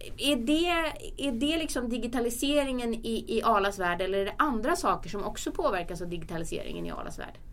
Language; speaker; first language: Swedish; native; Swedish